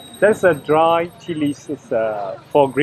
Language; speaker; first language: English; non-native, fluent; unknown